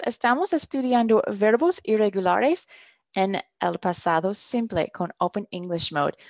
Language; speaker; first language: Spanish; non-native, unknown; English